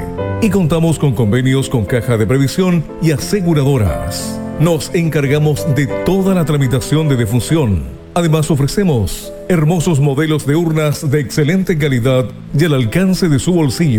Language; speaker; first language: Spanish; native; Spanish